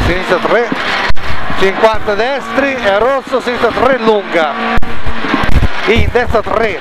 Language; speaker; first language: Italian; native; Italian